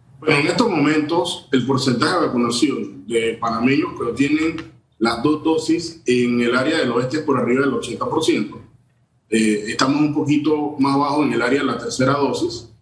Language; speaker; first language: Spanish; native; Spanish